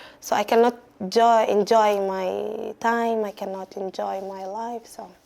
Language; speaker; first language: English; non-native, fluent; Arabic